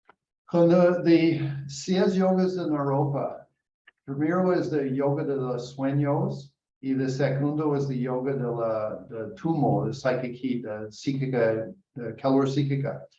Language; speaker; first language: Spanish; non-native, learner; English